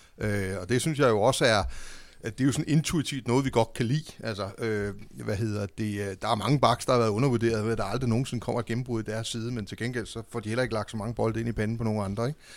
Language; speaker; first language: Danish; native; Danish